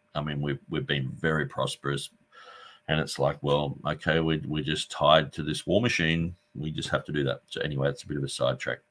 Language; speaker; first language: English; native; English